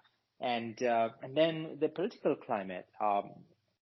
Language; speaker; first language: English; non-native, local second language; Sinhala